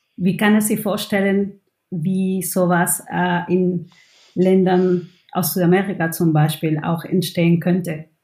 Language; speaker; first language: German; non-native, fluent; Spanish